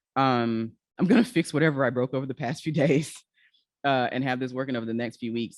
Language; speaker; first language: English; native; English